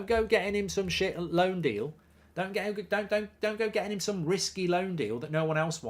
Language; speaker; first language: English; native; English